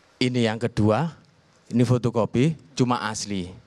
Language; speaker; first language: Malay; non-native, local second language; Javanese